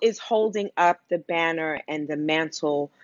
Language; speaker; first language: English; native; English